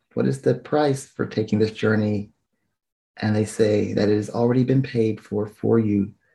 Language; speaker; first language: English; native; English